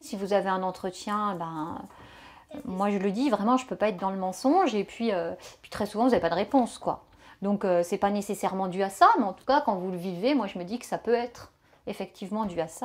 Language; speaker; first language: French; native; French